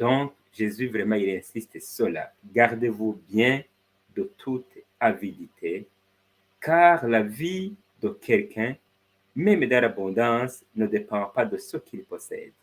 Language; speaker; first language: French; non-native, fluent; Spanish